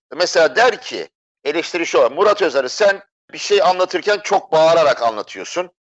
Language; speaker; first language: Turkish; native; Turkish